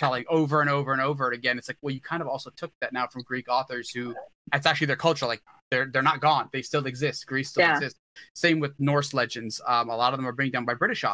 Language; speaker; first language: English; early bilingual, other home language; Hindi